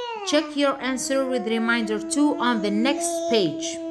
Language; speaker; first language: English; non-native, fluent; Arabic